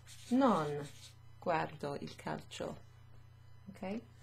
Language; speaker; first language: Italian; non-native, fluent; English